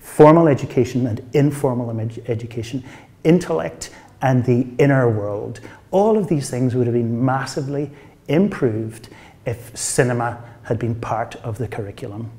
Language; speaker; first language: English; native; English